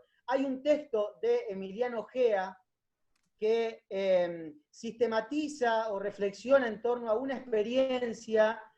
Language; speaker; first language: Spanish; native; Spanish